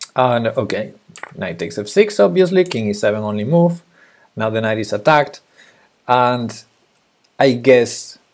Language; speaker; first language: English; non-native, fluent; Spanish